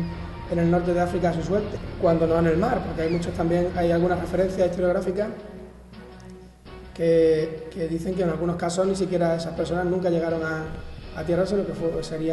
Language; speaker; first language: Spanish; native; Spanish